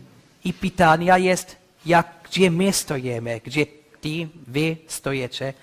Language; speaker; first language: Polish; non-native, learner; English